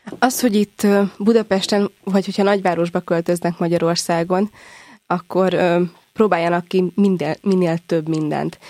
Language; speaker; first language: Hungarian; native; Hungarian